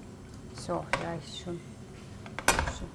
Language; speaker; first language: German; non-native, learner; Japanese